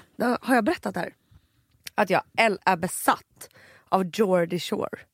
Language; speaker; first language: Swedish; native; Swedish